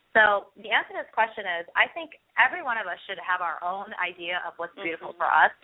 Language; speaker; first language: English; early bilingual, other home language; Hindi